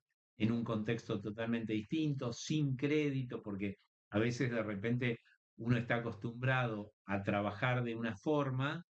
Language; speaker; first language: Spanish; native; Spanish